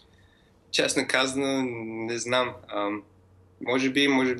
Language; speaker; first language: Bulgarian; early bilingual, heritage; Bulgarian